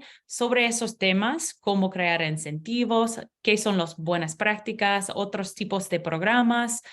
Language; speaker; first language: Spanish; non-native, learner; English